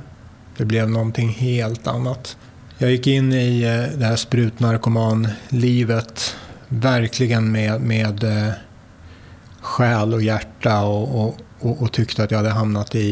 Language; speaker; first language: Swedish; native; Swedish